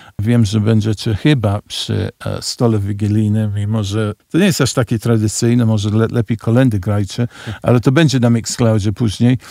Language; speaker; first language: Polish; early bilingual, heritage; Polish